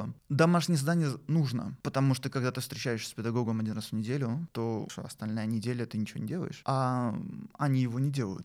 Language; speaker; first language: Russian; native; Russian